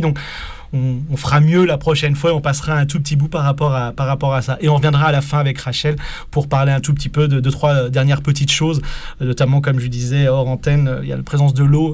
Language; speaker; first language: French; native; French